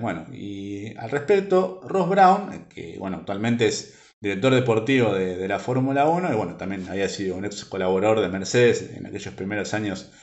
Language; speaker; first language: Spanish; native; Spanish